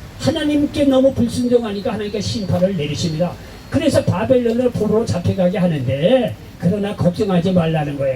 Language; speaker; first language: Korean; native; Korean